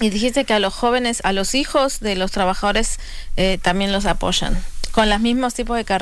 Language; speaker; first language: Spanish; native; Spanish